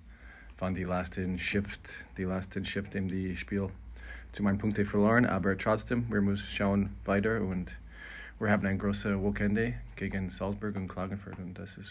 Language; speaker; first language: German; non-native, learner; English